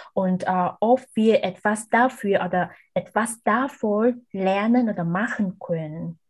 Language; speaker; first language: German; non-native, learner; Vietnamese